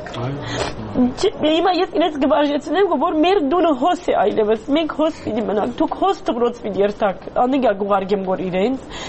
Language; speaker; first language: Armenian; early bilingual, heritage; Armenian